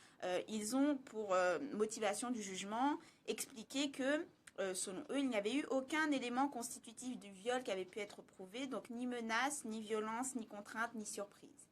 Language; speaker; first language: French; native; French